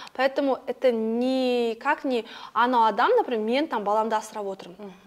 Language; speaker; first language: Russian; non-native, local second language; Kazakh